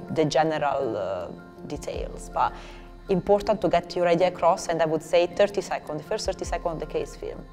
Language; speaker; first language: English; non-native, fluent; Italian